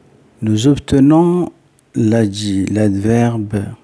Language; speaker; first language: French; non-native, learner; Arabic